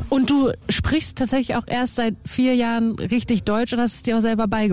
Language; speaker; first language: German; native; German